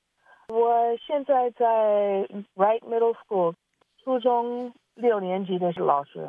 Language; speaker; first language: Chinese; early bilingual, heritage; Chinese